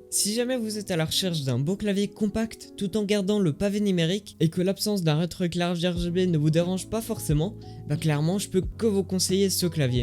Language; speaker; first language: French; native; French